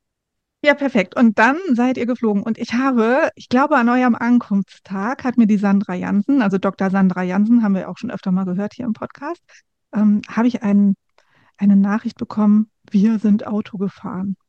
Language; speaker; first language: German; native; German